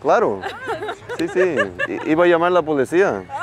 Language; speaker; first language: Spanish; early bilingual, heritage; Spanish